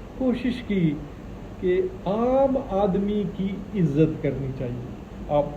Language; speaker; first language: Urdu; native; Urdu